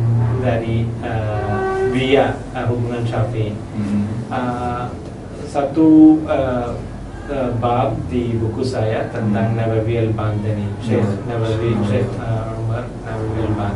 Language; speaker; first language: Indonesian; non-native, learner; Malayalam